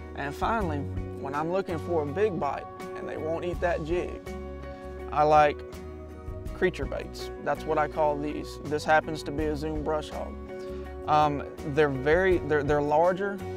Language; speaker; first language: English; native; English